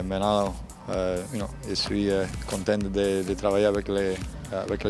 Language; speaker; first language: French; non-native, learner; Spanish